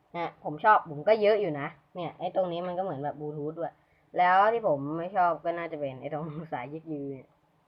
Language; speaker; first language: Thai; native; Thai